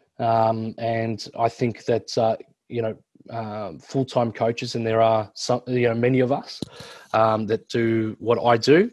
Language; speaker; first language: English; native; English